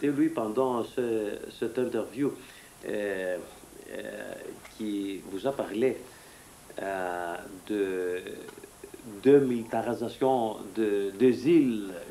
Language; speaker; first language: French; non-native, fluent; Greek